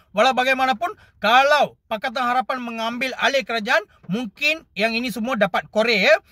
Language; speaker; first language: Malay; non-native, local second language; Tamil